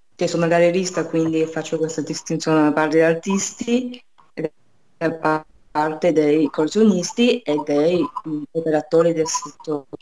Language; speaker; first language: Italian; non-native, fluent; Chinese